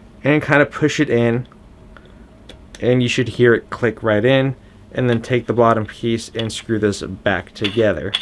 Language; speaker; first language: English; native; English